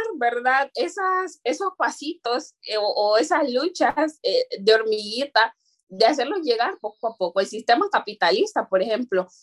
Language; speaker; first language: Spanish; non-native, local second language; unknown